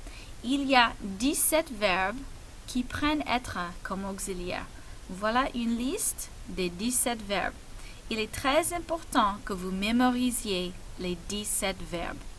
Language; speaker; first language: French; non-native, fluent; English